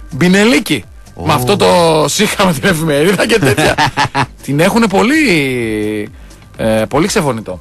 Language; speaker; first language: Greek; native; Greek